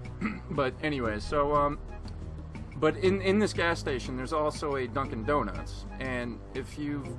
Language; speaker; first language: English; native; English